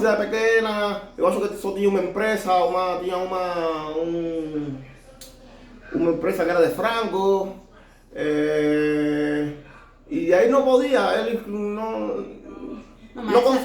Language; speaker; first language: Portuguese; non-native, learner; Spanish